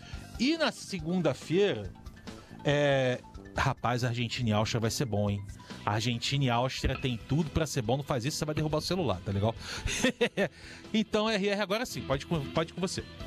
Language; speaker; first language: Portuguese; native; Portuguese